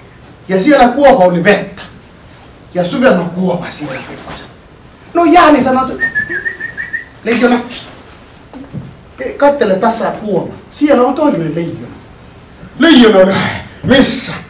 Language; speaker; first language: Finnish; non-native, learner; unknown